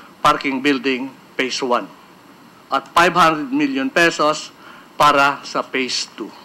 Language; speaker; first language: Filipino; native; Filipino